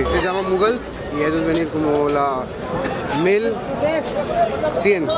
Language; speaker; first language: Spanish; non-native, learner; Hindi